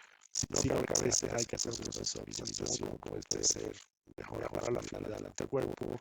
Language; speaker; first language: Spanish; native; Spanish